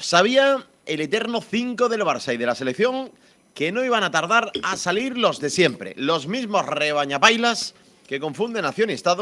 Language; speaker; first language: Spanish; native; Spanish